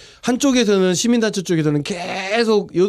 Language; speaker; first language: Korean; native; Korean